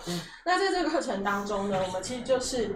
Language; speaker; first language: Chinese; native; Chinese